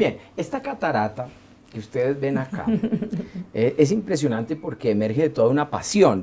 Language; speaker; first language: Spanish; native; Spanish